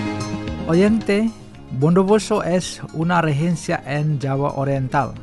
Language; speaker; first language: Spanish; non-native, fluent; Indonesian